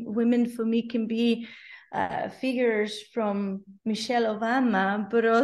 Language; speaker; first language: English; non-native, fluent; Spanish